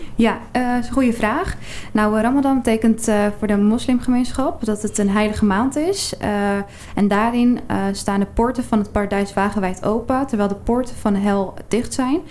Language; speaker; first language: Dutch; early bilingual, other home language; Arabic